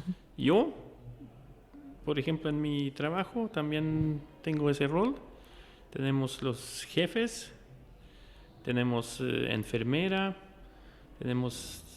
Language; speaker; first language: Spanish; non-native, fluent; Norwegian